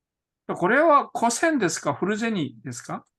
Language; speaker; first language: Japanese; non-native, fluent; Korean